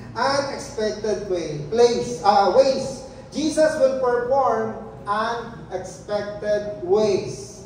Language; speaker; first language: English; non-native, local second language; Filipino